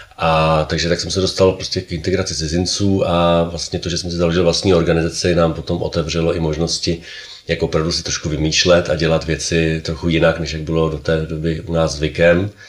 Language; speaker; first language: Czech; native; Czech